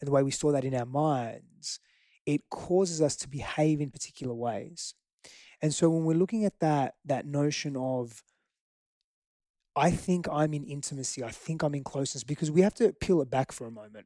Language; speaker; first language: English; early bilingual, other home language; Greek